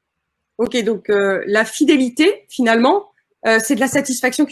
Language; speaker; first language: French; native; French